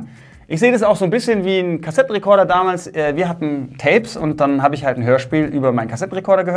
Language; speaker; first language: German; native; German